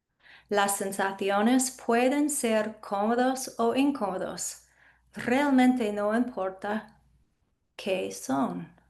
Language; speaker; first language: Spanish; non-native, fluent; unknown